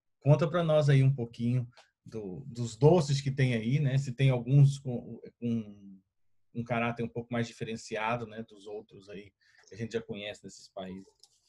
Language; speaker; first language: Portuguese; native; Portuguese